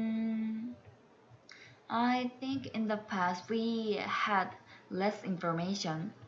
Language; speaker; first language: English; non-native, learner; Korean